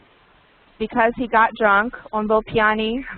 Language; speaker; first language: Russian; non-native, learner; English